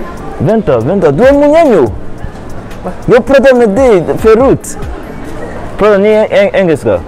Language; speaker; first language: Swedish; non-native, learner; English